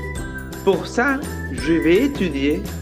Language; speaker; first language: French; non-native, fluent; Spanish